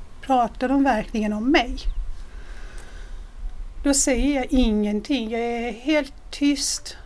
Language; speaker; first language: Swedish; non-native, fluent; Persian